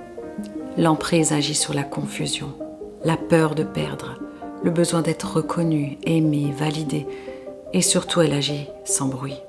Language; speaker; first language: French; native; French